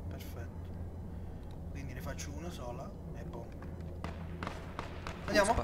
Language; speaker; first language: Italian; native; Italian